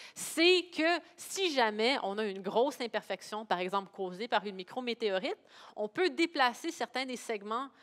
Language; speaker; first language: French; native; French